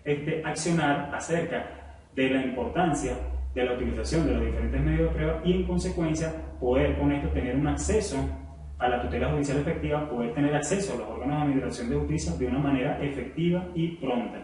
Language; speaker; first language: Spanish; native; Spanish